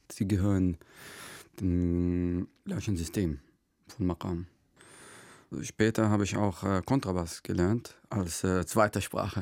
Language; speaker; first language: German; non-native, fluent; Arabic